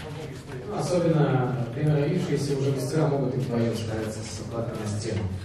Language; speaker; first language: Russian; native; Russian